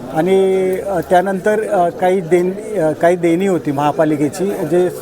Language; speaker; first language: Marathi; native; Marathi